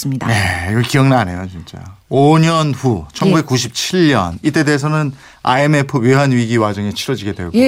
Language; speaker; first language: Korean; native; Korean